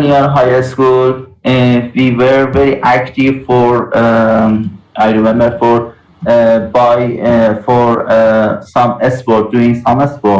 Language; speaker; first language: English; non-native, learner; Persian